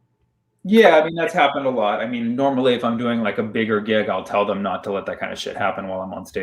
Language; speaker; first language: English; early bilingual, other home language; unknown